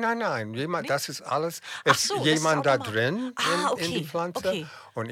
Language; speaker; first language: German; non-native, fluent; English